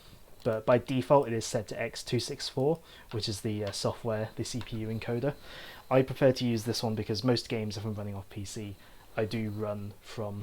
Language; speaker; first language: English; native; English